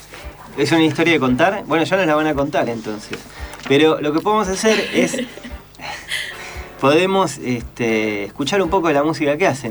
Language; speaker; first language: Spanish; native; Spanish